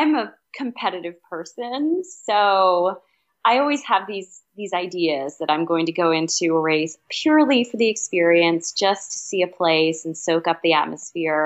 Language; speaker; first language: English; native; English